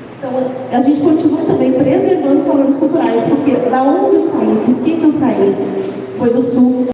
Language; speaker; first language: Portuguese; native; Portuguese